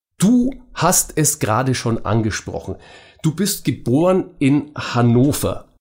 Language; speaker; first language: German; native; German